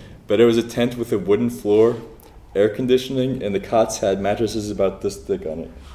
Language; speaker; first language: English; native; English